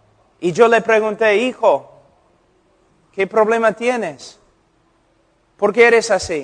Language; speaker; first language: Spanish; non-native, fluent; English